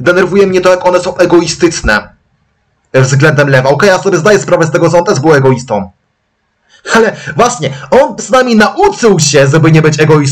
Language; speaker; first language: Polish; native; Polish